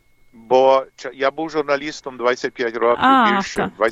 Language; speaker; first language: Ukrainian; early bilingual, heritage; English